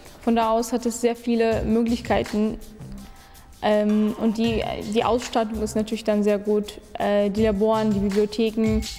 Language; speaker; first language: German; non-native, fluent; Turkish